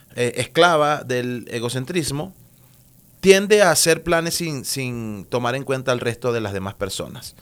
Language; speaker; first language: Spanish; native; Spanish